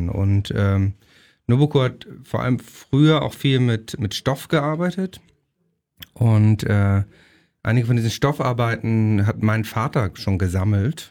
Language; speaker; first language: German; native; German